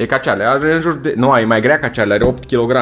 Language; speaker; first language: Romanian; native; Romanian